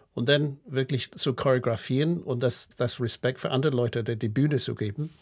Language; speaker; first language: German; non-native, fluent; English